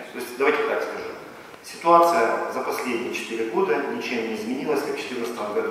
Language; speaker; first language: Russian; native; Russian